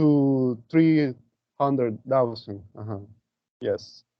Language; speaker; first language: English; non-native, learner; Spanish